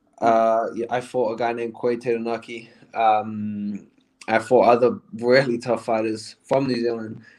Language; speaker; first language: English; native; English